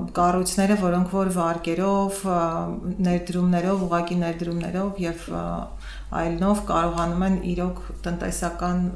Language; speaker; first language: Armenian; native; Armenian